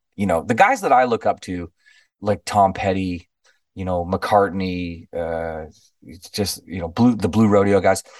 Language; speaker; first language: English; native; English